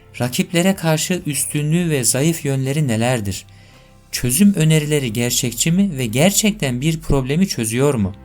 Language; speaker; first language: Turkish; native; Turkish